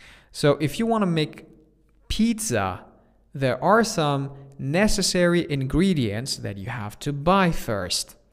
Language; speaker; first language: English; non-native, fluent; Persian